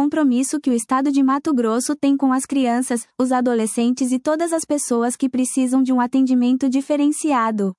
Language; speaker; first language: Portuguese; native; Portuguese